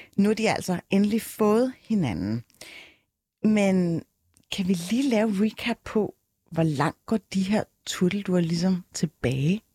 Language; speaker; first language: Danish; early bilingual, other home language; Arabic